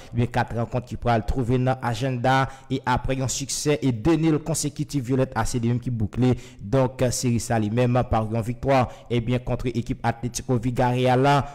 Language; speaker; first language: French; non-native, local second language; Haitian Creole